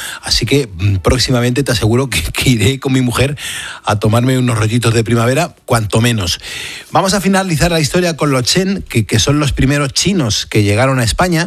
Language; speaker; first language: Spanish; native; Spanish